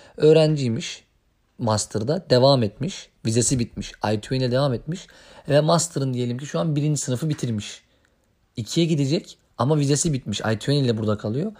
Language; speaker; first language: Turkish; native; Turkish